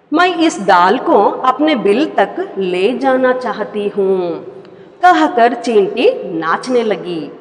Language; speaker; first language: Hindi; non-native, local second language; Kannada